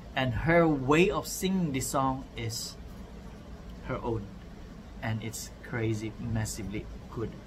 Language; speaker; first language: English; non-native, local second language; Malay